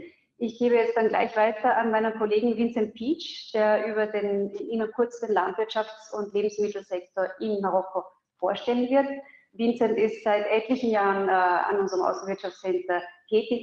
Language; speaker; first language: German; native; German